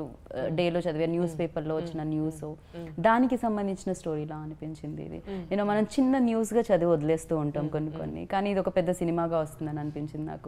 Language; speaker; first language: Telugu; native; Telugu